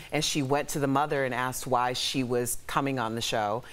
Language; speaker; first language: English; native; English